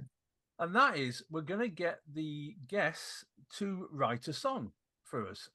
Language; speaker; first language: English; native; English